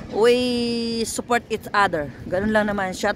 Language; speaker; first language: Filipino; non-native, local second language; Cebuano